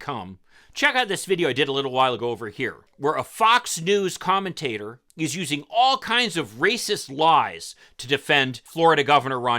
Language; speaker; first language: English; native; English